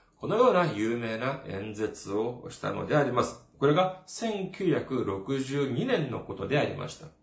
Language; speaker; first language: Japanese; non-native, fluent; Korean